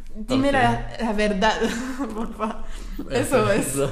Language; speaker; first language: Spanish; non-native, fluent; French